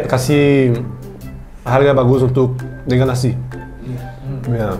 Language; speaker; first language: Indonesian; non-native, learner; Portuguese